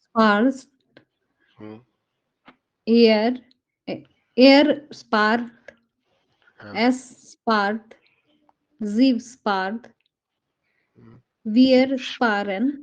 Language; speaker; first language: German; non-native, learner; Hindi